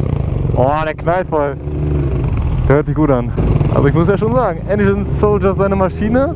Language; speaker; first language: German; native; German